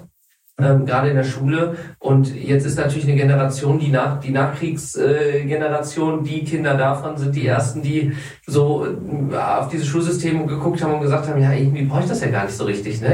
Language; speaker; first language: German; native; German